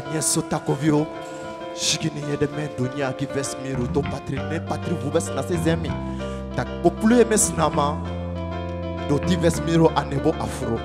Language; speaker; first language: Czech; non-native, learner; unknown